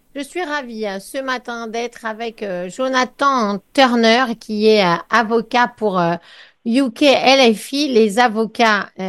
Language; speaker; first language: French; native; French